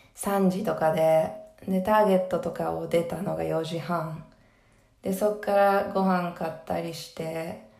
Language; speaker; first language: Japanese; early bilingual, heritage; Japanese